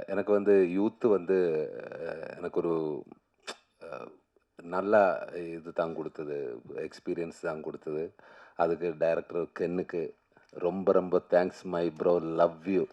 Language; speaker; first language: Tamil; non-native, learner; Malayalam